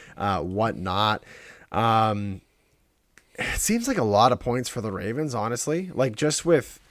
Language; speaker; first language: English; native; English